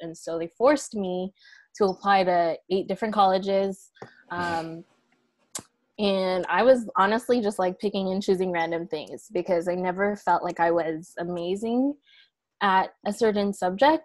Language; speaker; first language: English; native; English